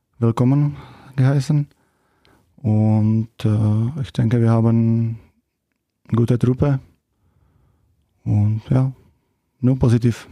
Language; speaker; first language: German; non-native, learner; Czech